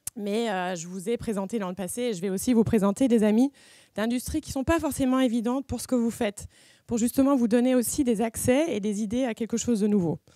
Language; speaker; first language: French; early bilingual, other home language; German